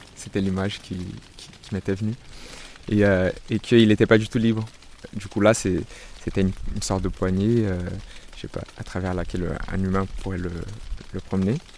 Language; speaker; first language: French; non-native, fluent; Portuguese